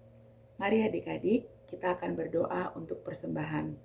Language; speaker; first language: Indonesian; native; Indonesian